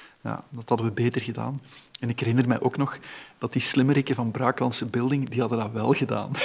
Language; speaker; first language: Dutch; native; Dutch